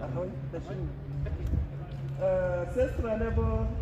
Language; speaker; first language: Czech; non-native, learner; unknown